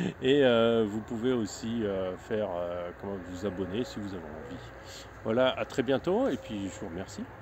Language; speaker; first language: French; native; French